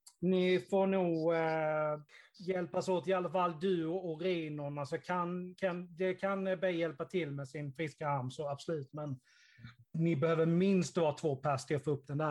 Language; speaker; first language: Swedish; native; Swedish